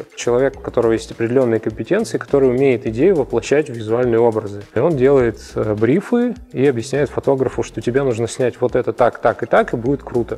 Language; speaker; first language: Russian; native; Russian